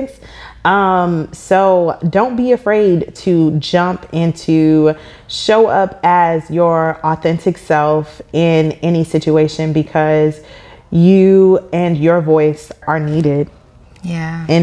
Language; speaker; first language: English; native; English